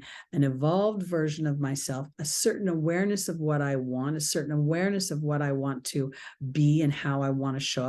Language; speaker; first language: English; native; English